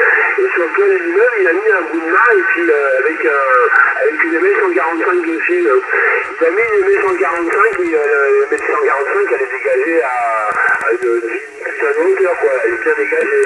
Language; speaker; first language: French; native; French